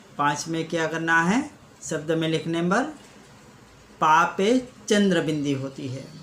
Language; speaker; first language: Hindi; non-native, local second language; Gujarati